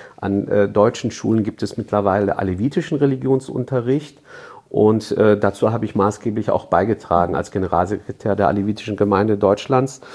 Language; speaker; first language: German; early bilingual, other home language; Turkish